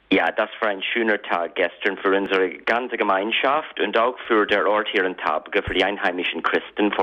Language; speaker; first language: German; non-native, fluent; English